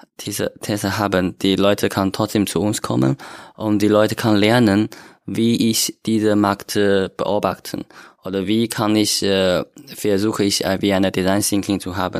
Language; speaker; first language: German; non-native, learner; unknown